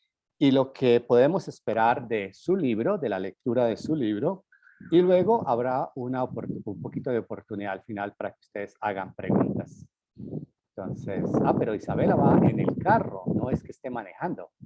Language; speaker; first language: Spanish; native; Spanish